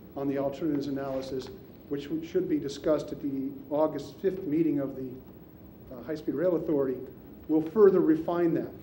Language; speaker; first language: English; native; English